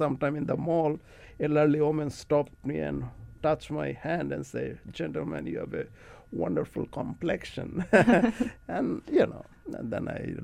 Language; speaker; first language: English; non-native, local second language; Bangla